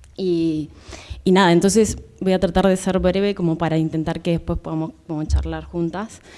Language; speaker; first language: Spanish; native; Spanish